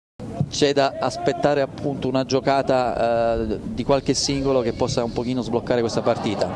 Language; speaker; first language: Italian; native; Italian